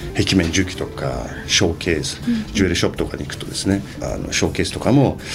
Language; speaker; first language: Japanese; non-native, fluent; Turkish